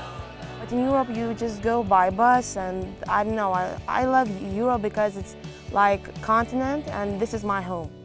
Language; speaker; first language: English; non-native, fluent; Lithuanian